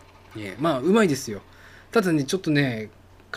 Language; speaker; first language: Japanese; native; Japanese